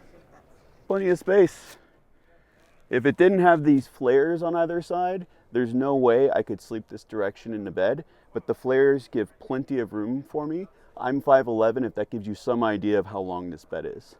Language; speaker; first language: English; native; English